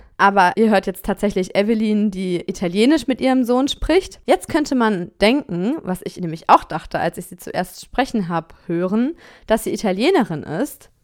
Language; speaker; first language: German; native; German